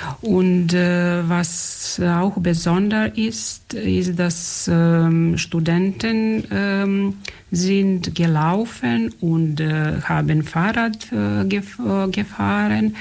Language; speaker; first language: German; non-native, fluent; Serbian